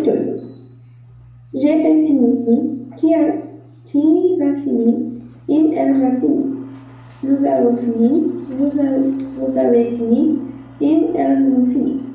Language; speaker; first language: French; non-native, learner; Portuguese